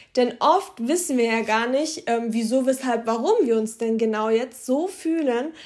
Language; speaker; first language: German; early bilingual, other home language; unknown